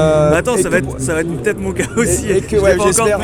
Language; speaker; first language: French; native; French